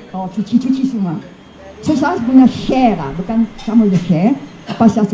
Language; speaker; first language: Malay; non-native, learner; English